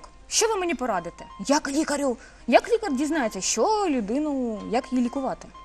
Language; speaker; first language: Ukrainian; native; Ukrainian